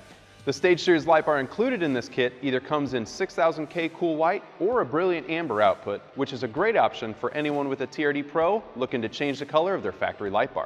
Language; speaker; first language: English; native; English